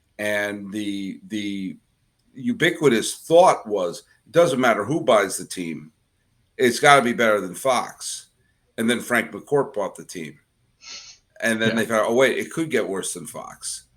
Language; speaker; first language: English; native; English